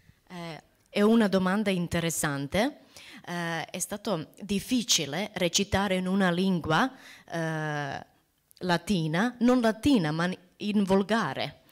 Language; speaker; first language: Italian; non-native, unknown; Serbian